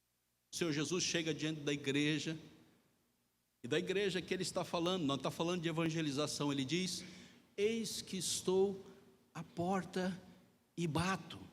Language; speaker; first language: Portuguese; native; Portuguese